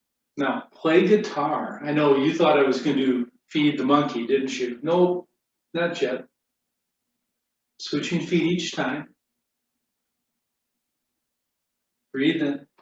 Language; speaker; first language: English; native; English